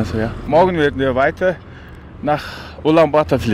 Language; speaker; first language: German; non-native, learner; Mongolian